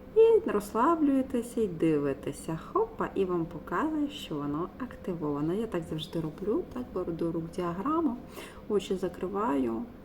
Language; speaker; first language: Ukrainian; non-native, local second language; Russian